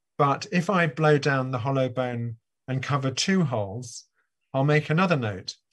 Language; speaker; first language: English; native; English